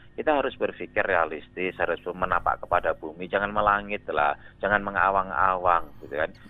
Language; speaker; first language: Indonesian; native; Indonesian